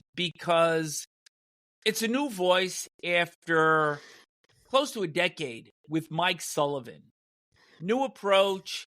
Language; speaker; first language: English; native; English